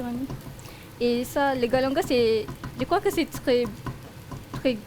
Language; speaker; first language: French; non-native, learner; Malay